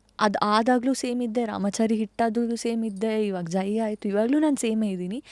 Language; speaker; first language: Kannada; non-native, local second language; Tulu